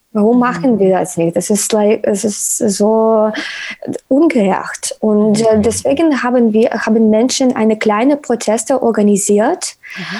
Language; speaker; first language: German; non-native, learner; Ukrainian